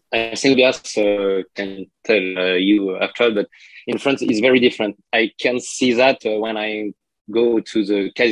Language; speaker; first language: English; non-native, learner; French